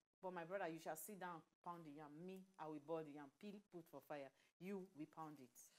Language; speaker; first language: Nigerian Pidgin; native; Nigerian Pidgin